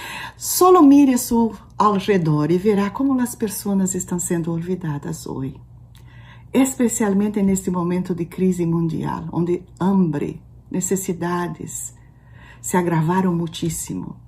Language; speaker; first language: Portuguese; non-native, fluent; Spanish